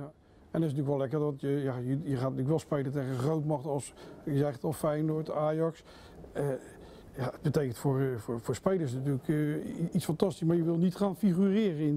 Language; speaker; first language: Dutch; native; Dutch